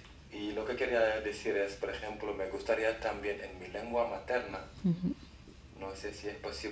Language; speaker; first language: Spanish; non-native, fluent; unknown